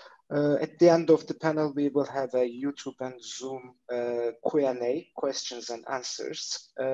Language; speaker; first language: English; non-native, fluent; Turkish